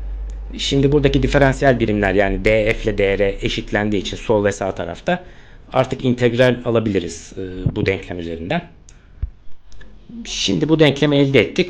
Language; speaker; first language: Turkish; native; Turkish